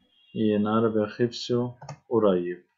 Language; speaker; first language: Spanish; non-native, fluent; Arabic